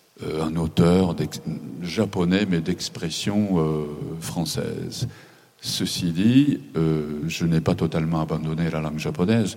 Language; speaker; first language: French; non-native, fluent; Japanese